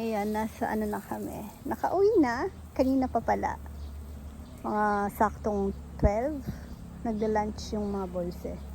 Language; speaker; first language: Filipino; native; Filipino